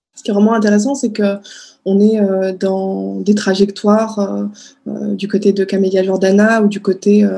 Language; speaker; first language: French; native; French